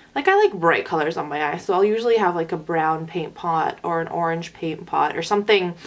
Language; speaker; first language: English; early bilingual, other home language; Arabic